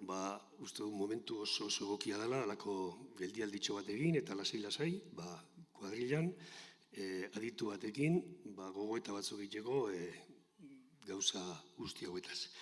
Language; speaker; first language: Basque; native; Basque